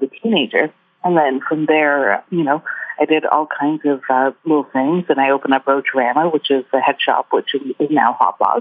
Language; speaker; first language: English; early bilingual, other home language; Hebrew